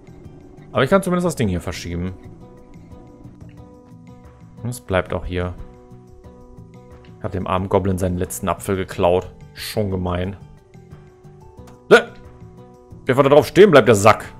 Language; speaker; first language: German; native; German